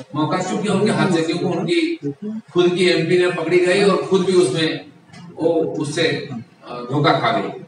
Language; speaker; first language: Hindi; non-native, local second language; Bangla